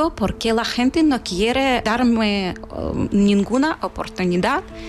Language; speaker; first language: Spanish; non-native, fluent; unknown